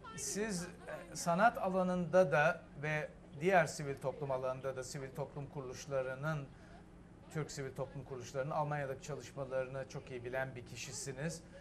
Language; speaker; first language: Turkish; native; Turkish